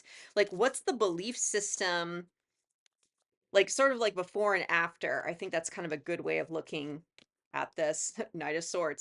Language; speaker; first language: English; native; English